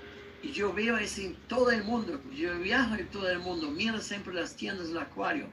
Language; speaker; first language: Spanish; non-native, learner; German